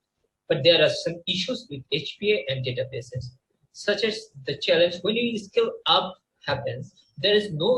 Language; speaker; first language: English; non-native, local second language; Bangla